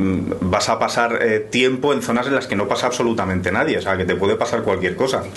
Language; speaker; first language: Spanish; native; Spanish